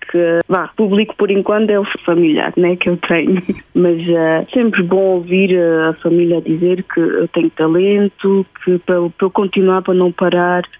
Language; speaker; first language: Portuguese; early bilingual, heritage; Portuguese